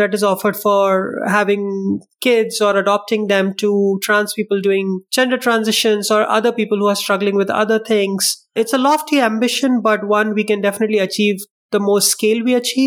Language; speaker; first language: English; non-native, local second language; Hindi